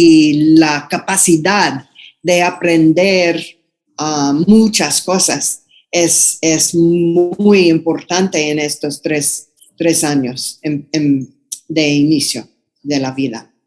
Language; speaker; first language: Spanish; non-native, fluent; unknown